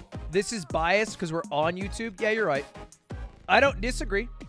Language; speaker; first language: English; native; English